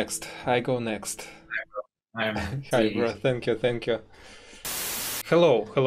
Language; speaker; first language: English; non-native, learner; Russian